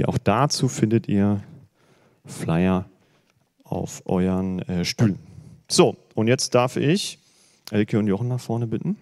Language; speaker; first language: German; native; German